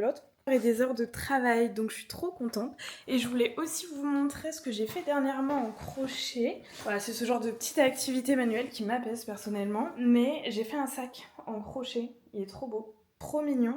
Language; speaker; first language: French; native; French